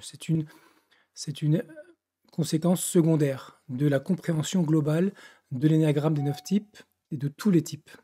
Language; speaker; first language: French; native; French